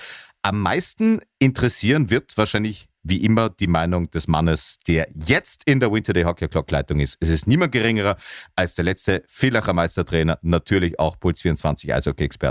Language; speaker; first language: German; native; German